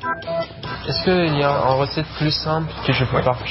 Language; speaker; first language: French; non-native, learner; Persian